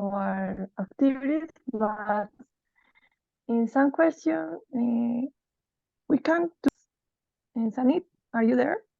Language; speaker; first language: English; non-native, learner; Spanish